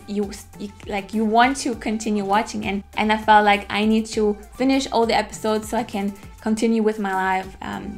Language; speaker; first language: English; non-native, fluent; German